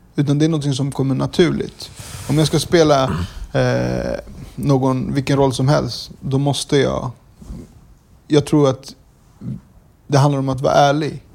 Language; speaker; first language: Swedish; early bilingual, other home language; Kurdish